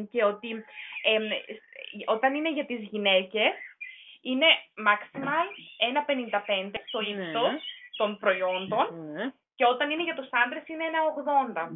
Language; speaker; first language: Greek; non-native, fluent; German